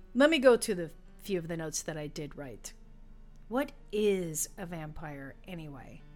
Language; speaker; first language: English; native; English